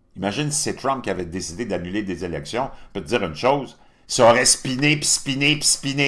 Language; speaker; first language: French; native; French